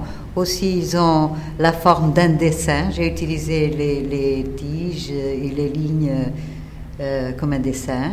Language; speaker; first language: French; non-native, fluent; Portuguese